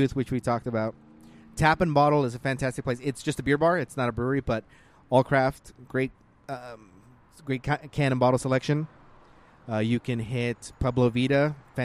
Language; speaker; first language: English; early bilingual, other home language; Spanish